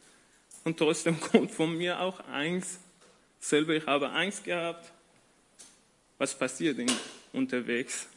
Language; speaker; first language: German; non-native, learner; Persian